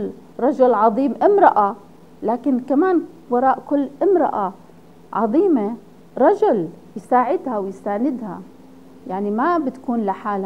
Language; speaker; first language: Arabic; native; Arabic